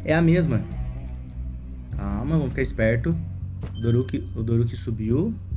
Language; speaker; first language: Portuguese; native; Portuguese